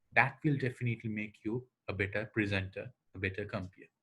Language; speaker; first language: English; non-native, local second language; Sinhala